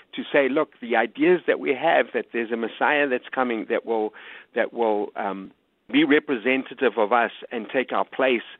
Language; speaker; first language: English; native; English